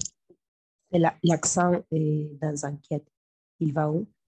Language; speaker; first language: French; non-native, learner; Spanish